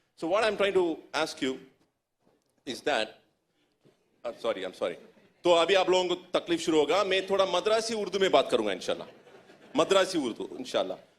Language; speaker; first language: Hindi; non-native, local second language; Tamil